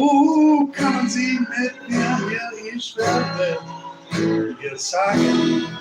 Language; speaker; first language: German; non-native, learner; English